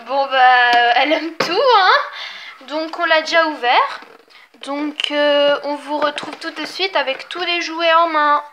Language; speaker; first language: French; native; French